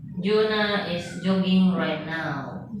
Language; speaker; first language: English; non-native, learner; Indonesian